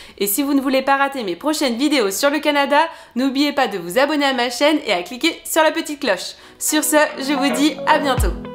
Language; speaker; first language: French; native; French